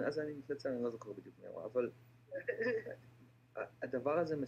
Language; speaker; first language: Hebrew; native; Hebrew